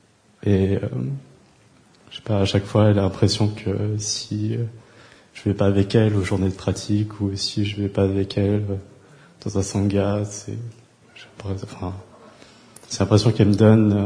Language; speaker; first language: French; early bilingual, other home language; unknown